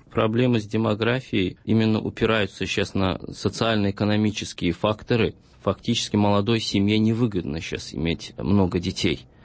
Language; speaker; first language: Russian; non-native, local second language; Azerbaijani